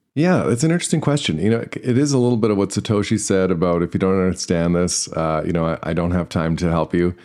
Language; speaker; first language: English; native; English